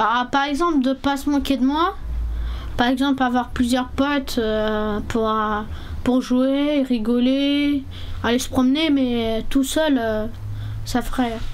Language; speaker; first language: French; early bilingual, other home language; Romanian